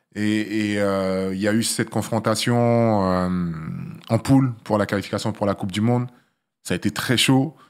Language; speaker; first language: French; early bilingual, other home language; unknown